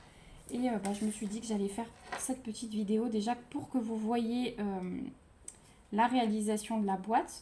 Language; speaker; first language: French; native; French